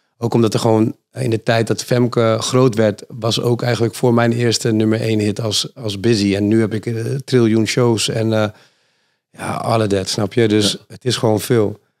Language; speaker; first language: Dutch; native; Dutch